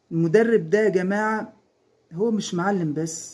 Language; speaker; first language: Arabic; native; Arabic